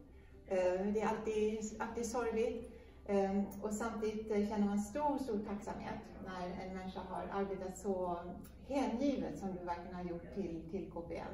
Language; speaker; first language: Swedish; native; Swedish